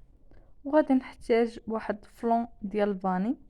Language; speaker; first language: Arabic; native; Arabic